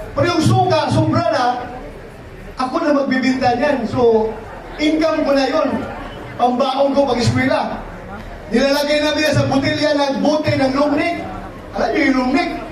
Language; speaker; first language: Filipino; non-native, local second language; Cebuano